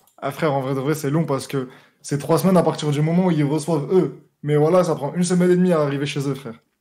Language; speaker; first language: French; native; French